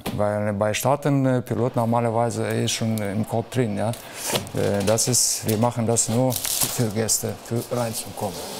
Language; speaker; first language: German; non-native, learner; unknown